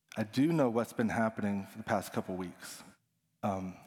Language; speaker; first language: English; native; English